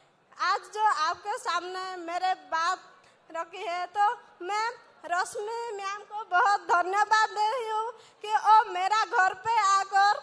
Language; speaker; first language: Hindi; non-native, local second language; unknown